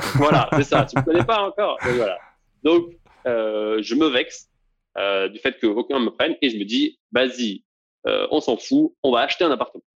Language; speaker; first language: French; native; French